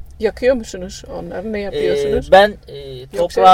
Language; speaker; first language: Turkish; non-native, fluent; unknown